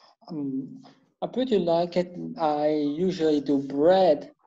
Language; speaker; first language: English; non-native, fluent; German